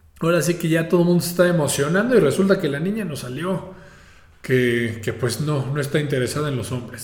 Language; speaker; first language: Spanish; native; Spanish